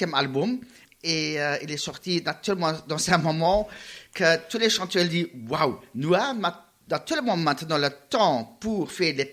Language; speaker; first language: French; non-native, learner; Luxembourgish